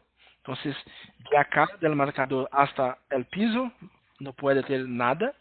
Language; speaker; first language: Spanish; non-native, learner; Portuguese